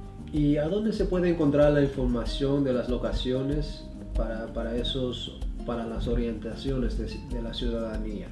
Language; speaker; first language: Spanish; early bilingual, heritage; Spanish